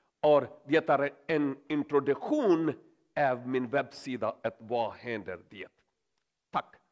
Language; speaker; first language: Swedish; non-native, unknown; Urdu